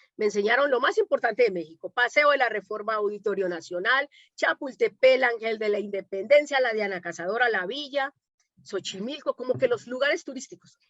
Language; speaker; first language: Spanish; native; Spanish